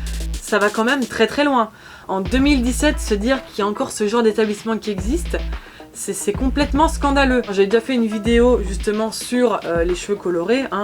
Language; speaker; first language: French; native; French